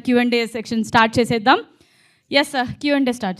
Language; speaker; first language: Telugu; native; Telugu